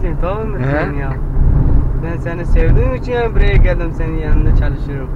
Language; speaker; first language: Turkish; non-native, learner; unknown